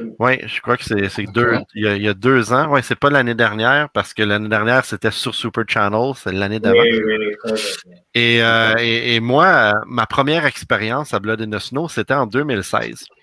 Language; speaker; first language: French; native; French